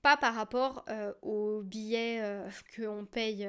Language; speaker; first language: French; native; French